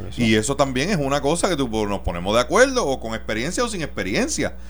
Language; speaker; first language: Spanish; native; Spanish